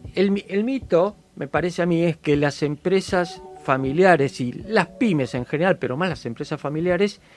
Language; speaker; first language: Spanish; native; Spanish